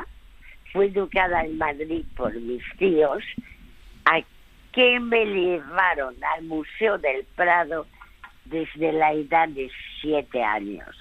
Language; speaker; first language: Spanish; early bilingual, other home language; French